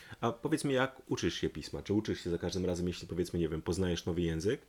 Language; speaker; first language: Polish; native; Polish